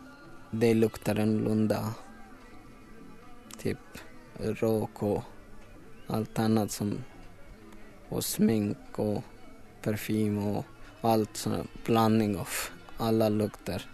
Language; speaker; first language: Swedish; non-native, learner; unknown